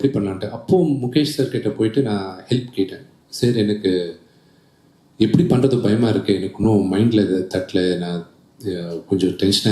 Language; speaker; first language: Tamil; early bilingual, heritage; Telugu